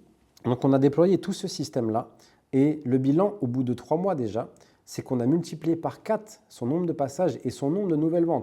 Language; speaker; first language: French; native; French